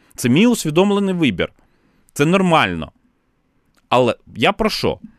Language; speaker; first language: Ukrainian; non-native, local second language; Russian